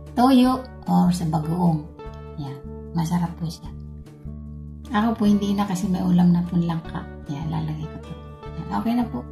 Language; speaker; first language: Filipino; non-native, local second language; Bikol